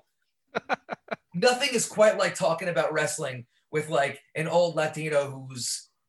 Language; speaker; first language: English; native; English